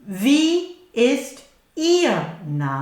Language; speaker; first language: German; non-native, fluent; English